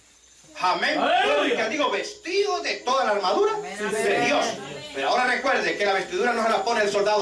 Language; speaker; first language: Spanish; native; Spanish